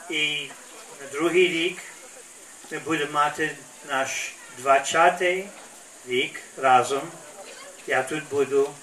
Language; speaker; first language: Ukrainian; early bilingual, heritage; Ukrainian